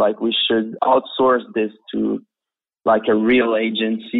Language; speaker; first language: English; native; English